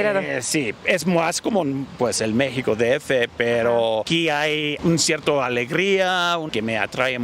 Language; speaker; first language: Spanish; early bilingual, heritage; Spanish